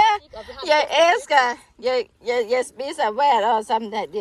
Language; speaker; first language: Danish; non-native, learner; Thai